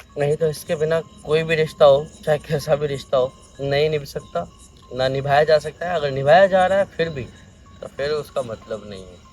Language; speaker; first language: Hindi; native; Hindi